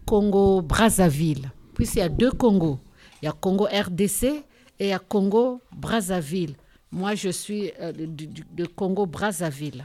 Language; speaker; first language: French; non-native, local second language; Lingala